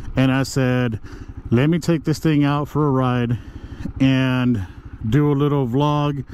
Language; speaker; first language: English; early bilingual, other home language; Spanish